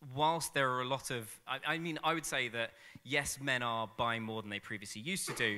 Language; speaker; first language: English; native; English